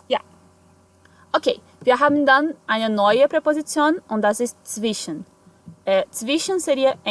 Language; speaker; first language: German; non-native, fluent; Portuguese